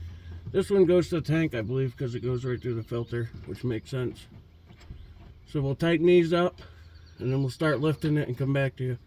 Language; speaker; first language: English; native; English